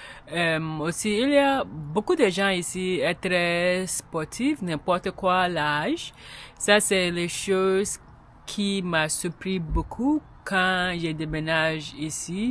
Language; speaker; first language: French; non-native, learner; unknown